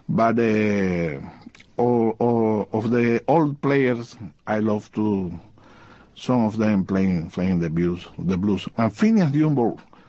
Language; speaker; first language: English; non-native, learner; Spanish